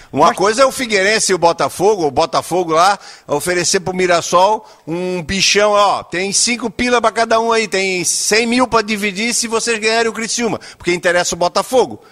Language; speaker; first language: Portuguese; native; Portuguese